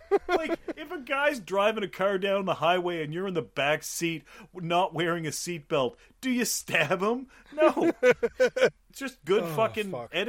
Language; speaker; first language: English; native; English